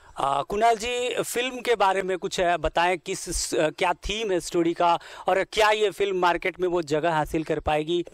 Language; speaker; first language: Hindi; non-native, local second language; Maithili